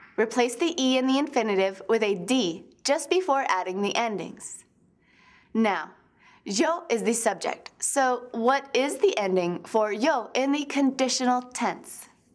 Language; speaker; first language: English; native; English